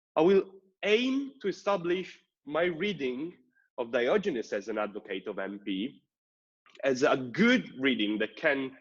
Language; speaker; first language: English; non-native, fluent; Italian